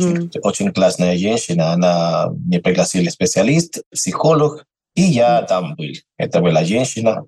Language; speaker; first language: Russian; non-native, learner; Spanish